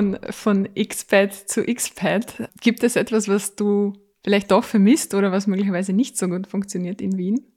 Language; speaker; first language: German; native; German